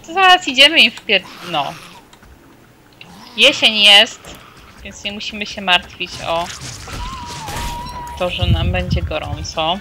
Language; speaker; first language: Polish; native; Polish